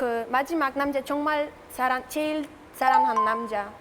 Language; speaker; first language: Korean; non-native, learner; Polish